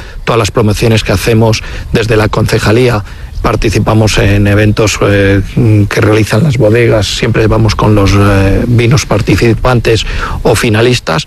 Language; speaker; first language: Spanish; native; Spanish